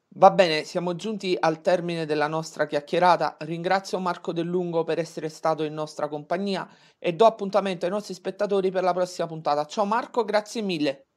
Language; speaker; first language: Italian; native; Italian